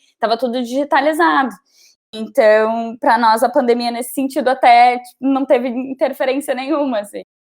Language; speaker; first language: Portuguese; native; Portuguese